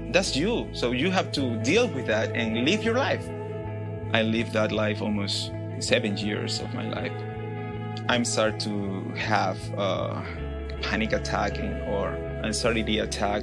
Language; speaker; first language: English; non-native, learner; Spanish